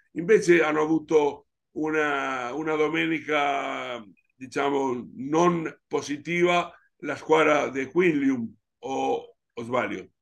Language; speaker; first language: Italian; non-native, fluent; Spanish